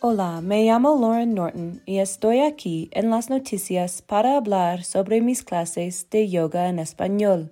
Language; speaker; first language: Spanish; non-native, learner; English